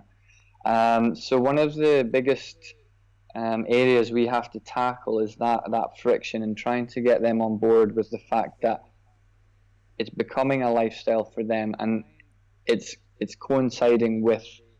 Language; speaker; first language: English; native; English